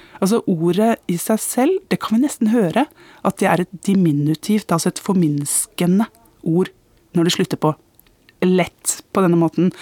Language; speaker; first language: Norwegian; native; Norwegian